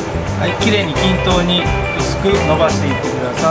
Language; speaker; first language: Japanese; native; Japanese